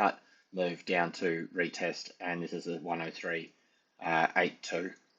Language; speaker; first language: English; native; English